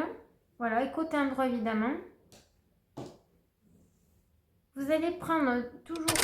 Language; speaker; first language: French; native; French